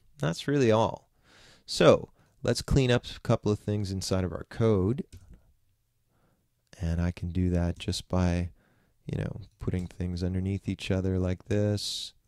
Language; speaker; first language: English; native; English